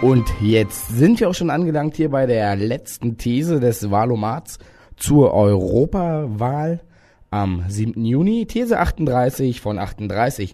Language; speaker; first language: German; native; German